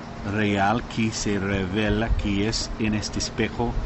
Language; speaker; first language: Spanish; non-native, learner; English